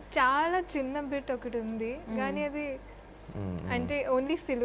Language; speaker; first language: Telugu; non-native, local second language; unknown